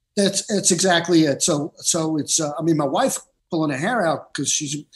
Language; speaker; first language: English; native; English